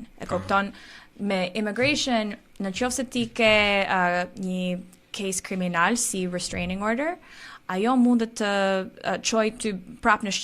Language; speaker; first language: Albanian; early bilingual, heritage; Albanian